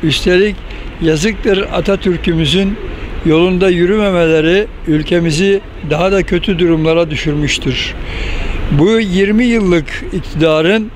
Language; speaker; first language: Turkish; native; Turkish